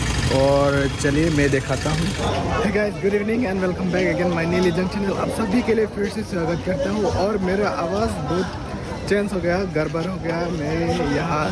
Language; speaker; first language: Hindi; non-native, local second language; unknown